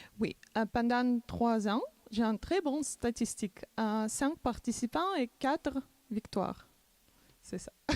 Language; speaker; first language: French; non-native, learner; Macedonian